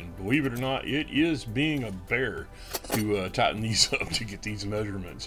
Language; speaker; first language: English; native; English